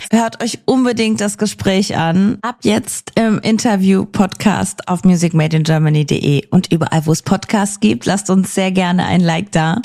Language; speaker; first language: German; native; German